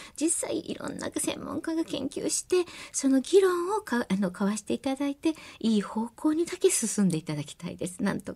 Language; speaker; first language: Japanese; native; Japanese